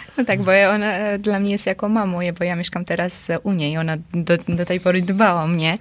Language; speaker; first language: Polish; non-native, fluent; Georgian